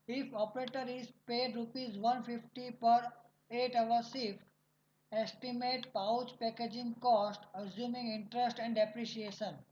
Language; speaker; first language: English; non-native, local second language; Gujarati